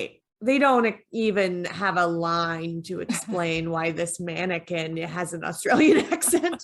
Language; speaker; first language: English; native; English